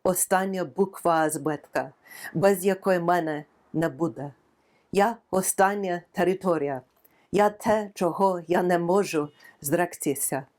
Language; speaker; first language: Ukrainian; non-native, fluent; English